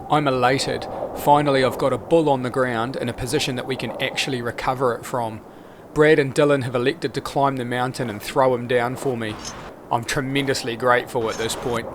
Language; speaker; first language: English; native; English